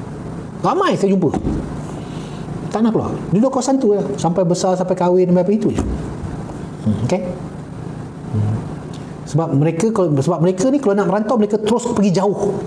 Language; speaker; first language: Malay; native; Malay